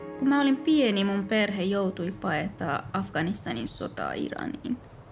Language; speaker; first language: Finnish; non-native, fluent; Persian